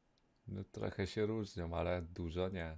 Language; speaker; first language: Polish; native; Polish